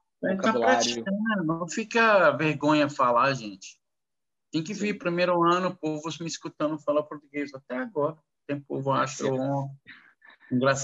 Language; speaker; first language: Portuguese; non-native, learner; Arabic